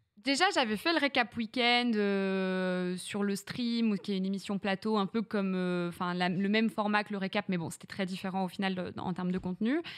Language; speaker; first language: French; native; French